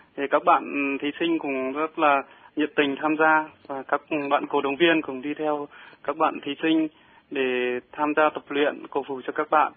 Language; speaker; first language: Vietnamese; native; Vietnamese